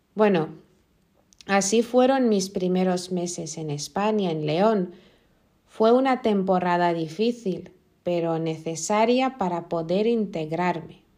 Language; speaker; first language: Spanish; non-native, fluent; Lithuanian